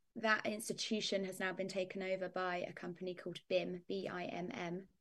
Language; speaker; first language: English; native; English